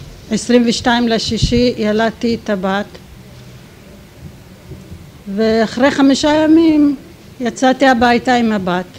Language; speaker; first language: Hebrew; non-native, fluent; Arabic